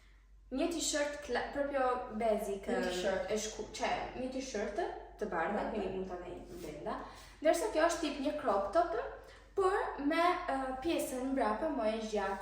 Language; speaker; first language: Albanian; early bilingual, heritage; Albanian